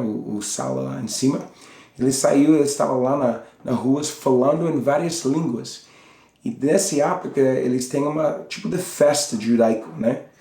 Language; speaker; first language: Portuguese; non-native, learner; English